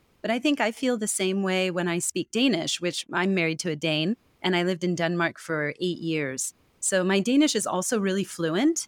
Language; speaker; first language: English; native; English